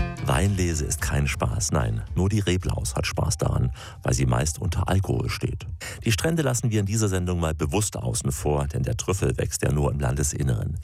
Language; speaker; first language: German; native; German